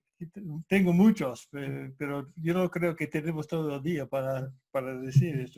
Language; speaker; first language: Spanish; non-native, fluent; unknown